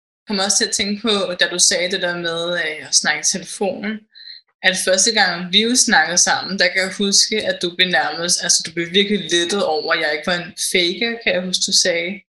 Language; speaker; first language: Danish; native; Danish